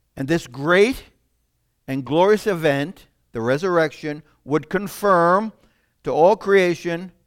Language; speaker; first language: English; non-native, fluent; Italian